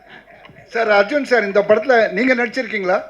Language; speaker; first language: Tamil; native; Tamil